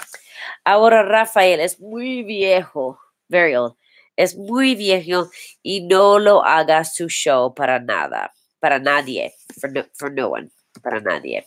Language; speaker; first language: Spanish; non-native, learner; English